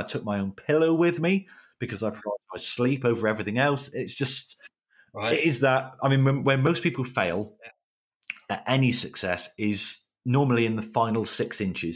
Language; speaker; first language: English; native; English